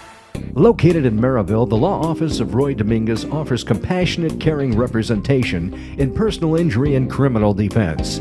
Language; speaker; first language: English; native; English